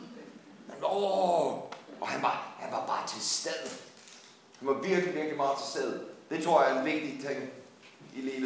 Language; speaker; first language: Danish; non-native, fluent; English